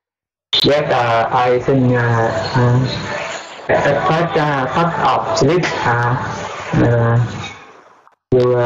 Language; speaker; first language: English; non-native, learner; Vietnamese